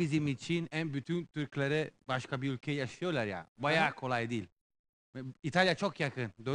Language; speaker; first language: Turkish; non-native, learner; Italian